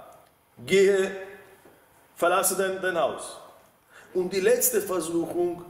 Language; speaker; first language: German; non-native, fluent; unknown